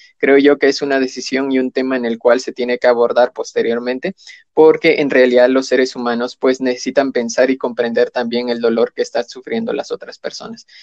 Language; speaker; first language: Spanish; native; Spanish